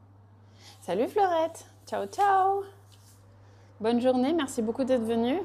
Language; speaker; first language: French; native; French